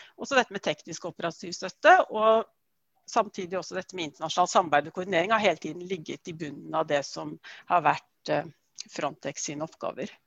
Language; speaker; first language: Norwegian; native; Norwegian